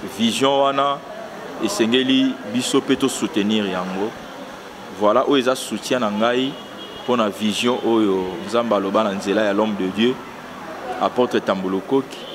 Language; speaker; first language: Lingala; native; Lingala